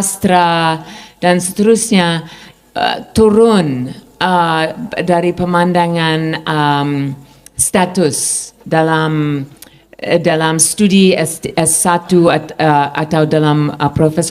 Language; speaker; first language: Indonesian; non-native, fluent; English